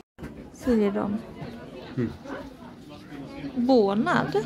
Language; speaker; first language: Swedish; non-native, learner; Japanese